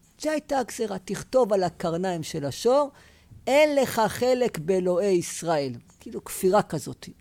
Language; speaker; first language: Hebrew; native; Hebrew